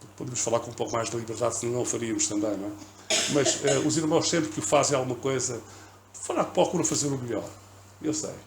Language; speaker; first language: Portuguese; native; Portuguese